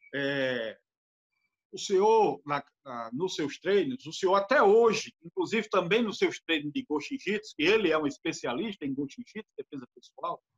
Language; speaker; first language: Portuguese; native; Portuguese